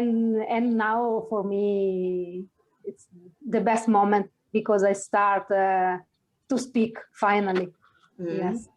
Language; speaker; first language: English; non-native, learner; Italian